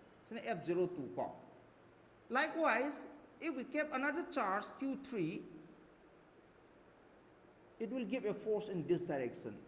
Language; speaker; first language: English; non-native, local second language; Manipuri